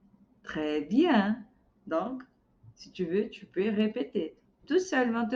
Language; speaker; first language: French; non-native, fluent; Portuguese